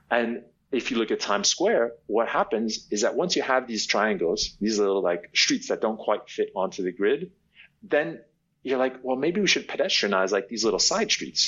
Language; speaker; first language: English; native; English